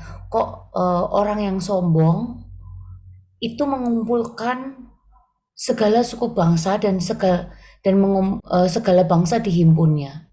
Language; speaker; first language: Indonesian; native; Indonesian